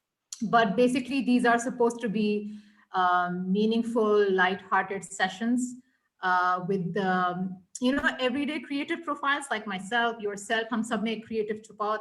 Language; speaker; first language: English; non-native, local second language; Hindi